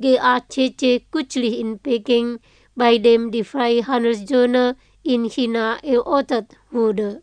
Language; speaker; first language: German; non-native, fluent; Indonesian